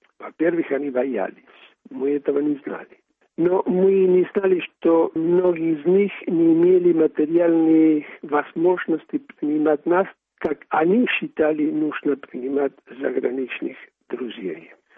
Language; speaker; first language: Russian; non-native, fluent; Spanish